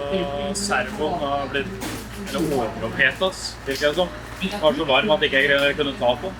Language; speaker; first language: Norwegian; native; Norwegian